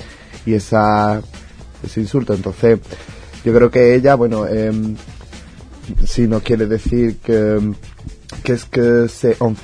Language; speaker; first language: Spanish; native; Spanish